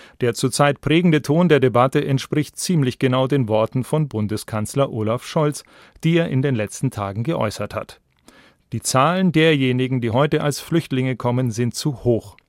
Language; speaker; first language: German; native; German